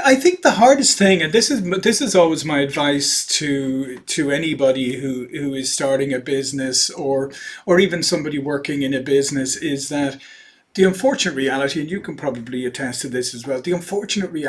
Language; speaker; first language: English; native; English